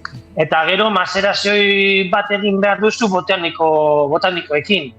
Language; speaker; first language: Basque; non-native, local second language; Spanish